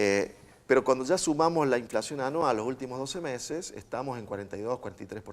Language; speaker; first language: Spanish; native; Spanish